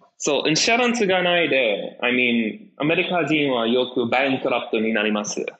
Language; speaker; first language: Japanese; non-native, learner; English